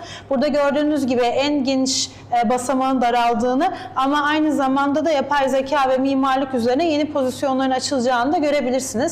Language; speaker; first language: Turkish; native; Turkish